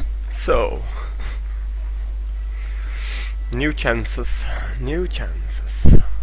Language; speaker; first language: English; non-native, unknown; Dutch